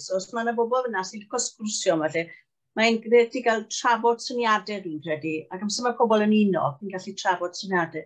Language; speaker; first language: Welsh; native; Welsh